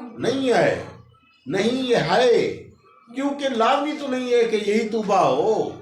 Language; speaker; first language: Urdu; non-native, local second language; Saraiki